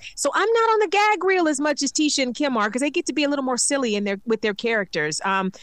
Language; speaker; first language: English; native; English